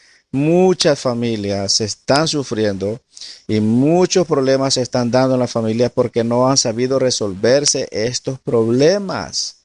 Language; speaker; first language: Spanish; native; Spanish